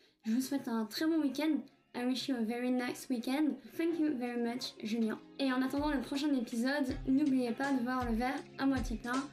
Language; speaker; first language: French; native; French